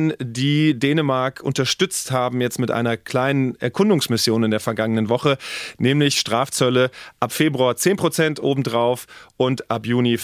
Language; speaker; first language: German; native; German